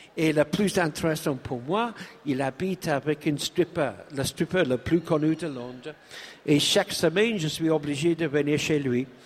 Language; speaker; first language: French; non-native, learner; English